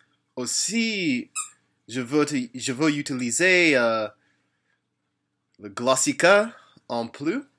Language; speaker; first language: French; non-native, learner; English